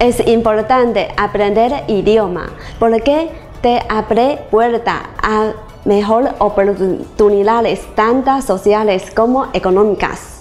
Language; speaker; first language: Spanish; non-native, fluent; Chinese